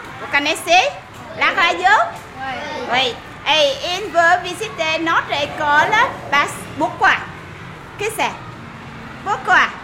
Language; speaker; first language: French; non-native, fluent; Vietnamese